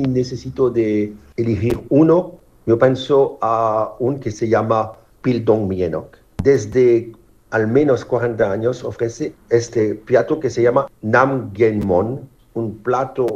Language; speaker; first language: Spanish; non-native, learner; French